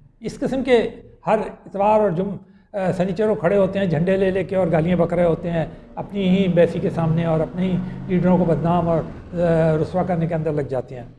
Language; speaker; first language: Urdu; native; Urdu